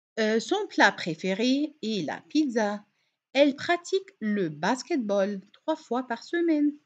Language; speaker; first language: French; non-native, fluent; Arabic